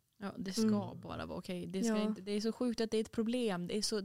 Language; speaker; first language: Swedish; native; Swedish